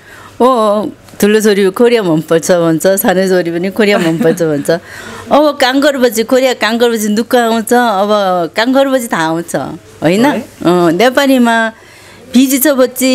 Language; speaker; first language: Nepali; non-native, learner; Korean